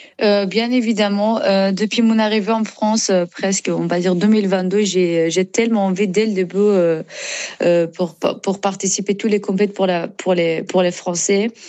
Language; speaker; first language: French; non-native, learner; Persian